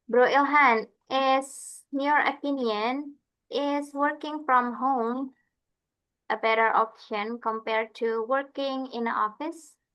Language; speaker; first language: English; non-native, fluent; Indonesian